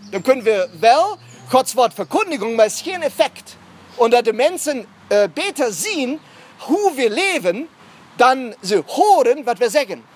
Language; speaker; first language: Dutch; non-native, fluent; German